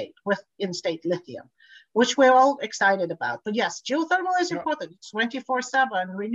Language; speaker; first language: English; non-native, local second language; Bulgarian